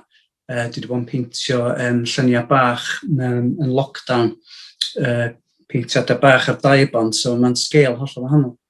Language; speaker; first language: Welsh; native; Welsh